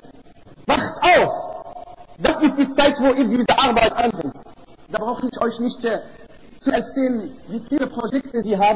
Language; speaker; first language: German; non-native, fluent; Arabic